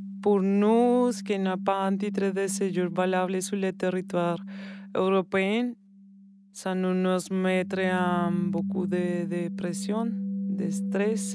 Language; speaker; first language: French; non-native, learner; Spanish